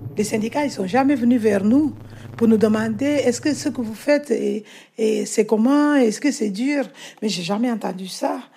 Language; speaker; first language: French; non-native, learner; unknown